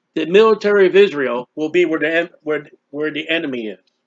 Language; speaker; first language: English; native; English